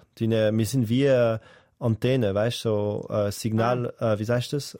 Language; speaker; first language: German; native; German